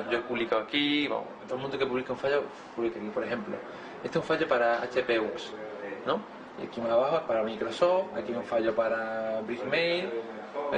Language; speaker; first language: Spanish; native; Spanish